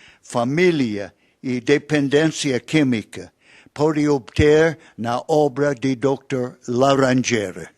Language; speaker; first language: Portuguese; non-native, fluent; English